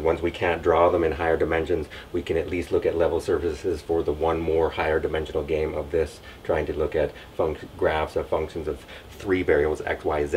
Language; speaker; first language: English; native; English